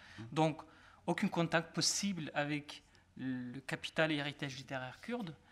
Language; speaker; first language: French; non-native, fluent; Kurdish